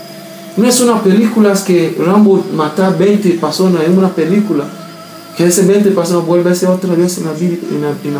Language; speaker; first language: Spanish; non-native, learner; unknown